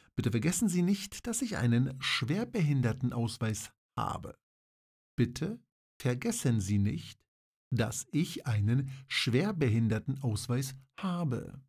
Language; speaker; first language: German; non-native, fluent; Polish